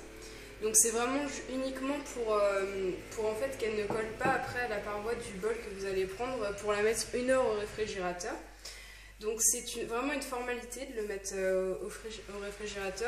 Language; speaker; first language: French; native; French